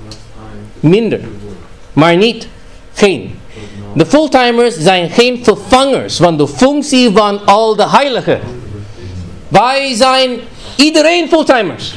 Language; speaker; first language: Dutch; non-native, fluent; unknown